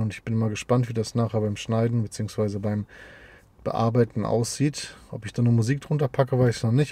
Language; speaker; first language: German; native; German